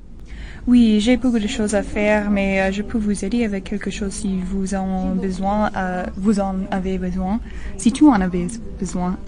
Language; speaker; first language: French; non-native, learner; English